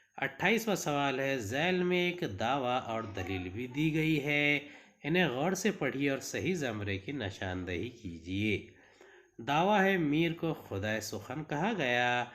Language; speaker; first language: Urdu; native; Urdu